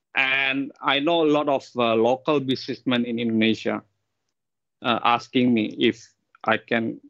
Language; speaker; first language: English; non-native, fluent; Indonesian